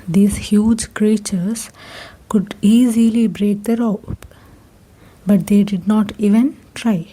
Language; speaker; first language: English; non-native, local second language; Kannada